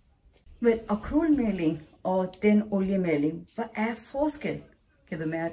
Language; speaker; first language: Danish; non-native, fluent; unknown